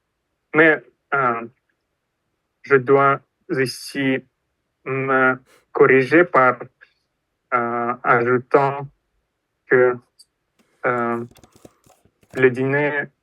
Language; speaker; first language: French; non-native, fluent; Russian